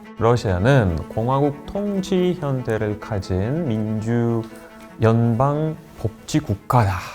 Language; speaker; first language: Korean; non-native, fluent; Russian